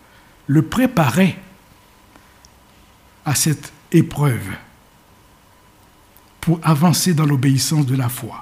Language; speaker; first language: French; native; French